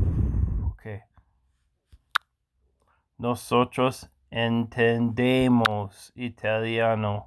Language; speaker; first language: Spanish; non-native, learner; English